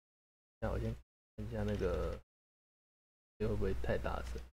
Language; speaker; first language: Chinese; native; Chinese